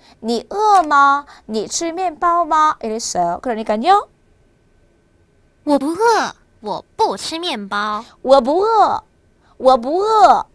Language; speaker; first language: Chinese; non-native, fluent; Korean